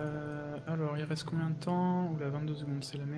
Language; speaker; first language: French; native; French